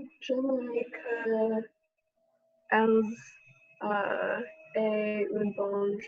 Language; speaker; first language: French; non-native, learner; English